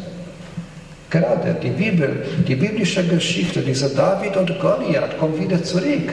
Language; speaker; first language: German; non-native, fluent; Polish